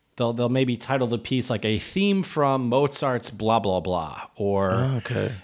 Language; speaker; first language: English; native; English